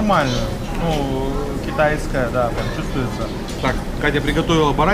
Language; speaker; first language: Russian; native; Russian